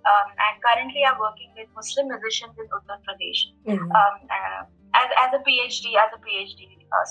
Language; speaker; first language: English; non-native, local second language; Bangla